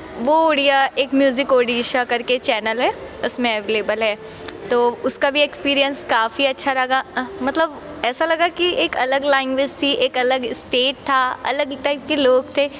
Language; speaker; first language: Hindi; native; Hindi